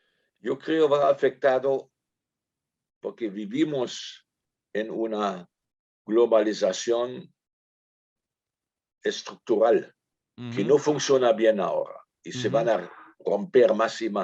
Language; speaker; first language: Spanish; non-native, fluent; German